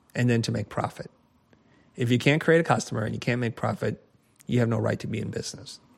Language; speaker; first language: English; native; English